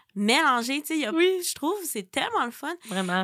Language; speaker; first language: French; native; French